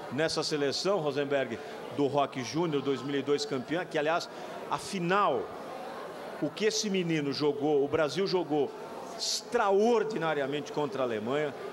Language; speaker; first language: Portuguese; native; Portuguese